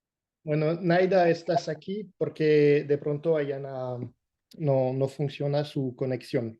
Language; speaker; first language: Spanish; non-native, fluent; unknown